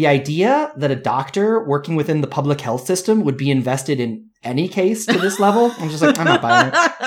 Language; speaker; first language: English; native; English